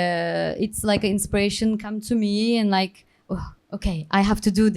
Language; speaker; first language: English; non-native, learner; Turkish